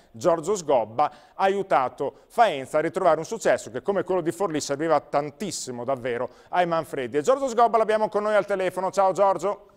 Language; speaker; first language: Italian; native; Italian